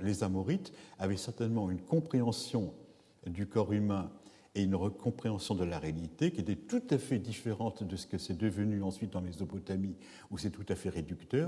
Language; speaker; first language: French; native; French